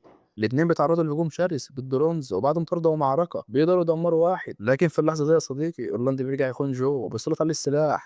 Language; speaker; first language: Arabic; native; Arabic